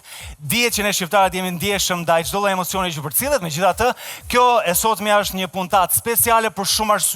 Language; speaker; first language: Albanian; native; Albanian